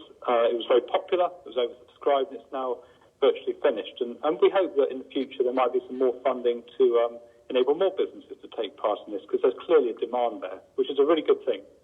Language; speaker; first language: English; native; English